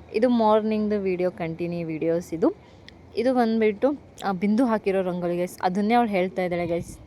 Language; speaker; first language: Kannada; non-native, local second language; Lambadi